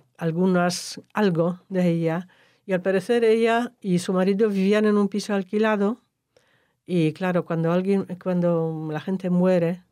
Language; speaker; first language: Spanish; non-native, fluent; Polish